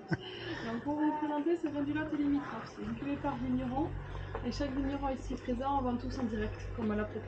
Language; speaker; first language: French; native; French